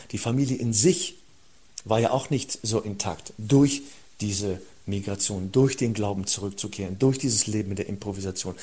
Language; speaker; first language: German; early bilingual, other home language; Turkish